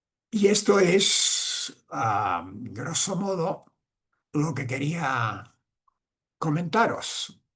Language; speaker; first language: Spanish; non-native, local second language; Catalan